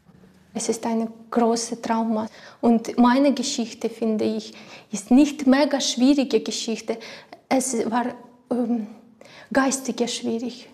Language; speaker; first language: German; non-native, learner; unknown